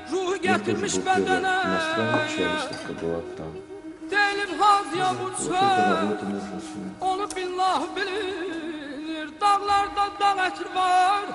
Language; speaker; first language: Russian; non-native, local second language; Azerbaijani